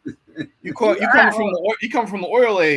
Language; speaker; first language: English; native; English